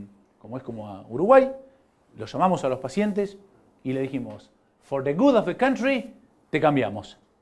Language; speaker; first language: Spanish; native; Spanish